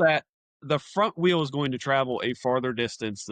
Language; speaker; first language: English; native; English